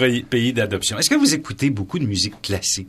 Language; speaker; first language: French; native; French